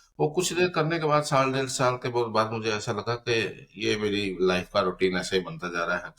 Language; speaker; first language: Hindi; non-native, local second language; Punjabi